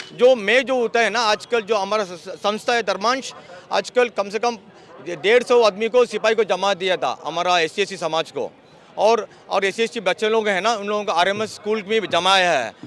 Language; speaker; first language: Hindi; non-native, local second language; Kannada